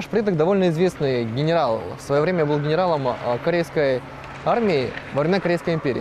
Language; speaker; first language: Russian; native; Russian